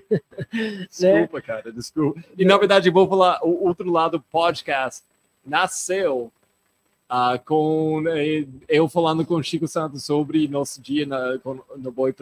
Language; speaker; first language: Portuguese; non-native, fluent; English